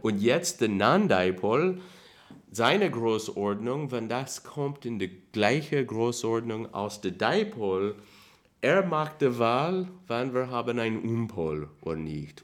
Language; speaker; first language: German; non-native, learner; English